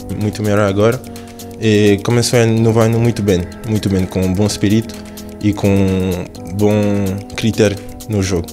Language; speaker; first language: Portuguese; early bilingual, heritage; French